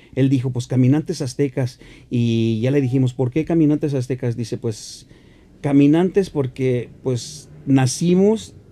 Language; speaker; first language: Spanish; native; Spanish